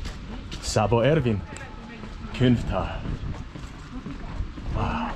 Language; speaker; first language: Hungarian; non-native, learner; English